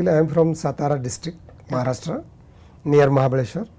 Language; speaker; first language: Telugu; non-native, learner; Marathi